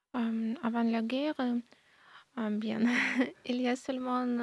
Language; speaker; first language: French; non-native, learner; Ukrainian